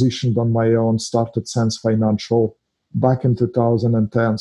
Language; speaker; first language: English; non-native, fluent; Russian